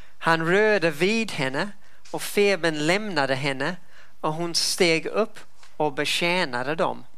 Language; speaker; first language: Swedish; non-native, fluent; English